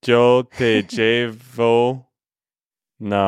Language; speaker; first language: Spanish; non-native, fluent; English